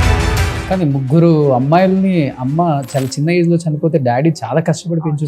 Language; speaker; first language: Telugu; native; Telugu